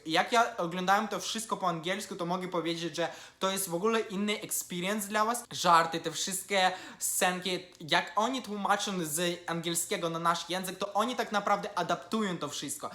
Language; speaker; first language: Polish; non-native, fluent; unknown